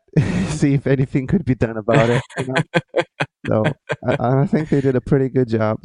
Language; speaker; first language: English; non-native, fluent; Lithuanian